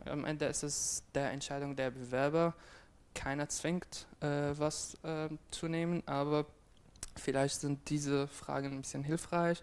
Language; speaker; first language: German; non-native, fluent; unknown